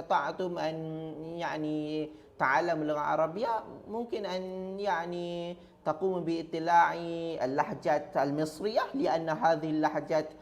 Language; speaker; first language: Arabic; non-native, learner; Malay